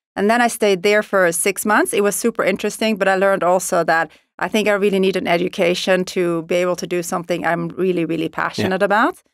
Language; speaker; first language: English; non-native, fluent; Swedish